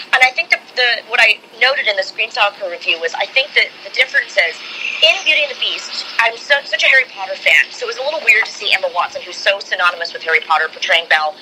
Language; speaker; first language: English; native; English